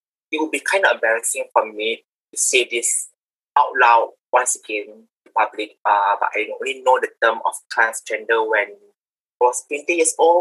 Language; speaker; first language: English; non-native, local second language; Malay